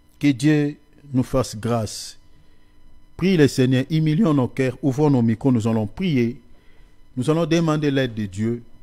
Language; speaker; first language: French; non-native, local second language; Lingala